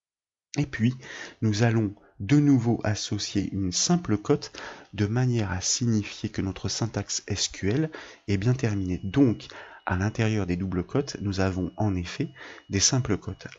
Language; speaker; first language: French; native; French